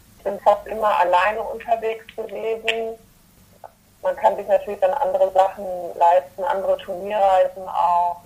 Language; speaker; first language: German; early bilingual, other home language; Polish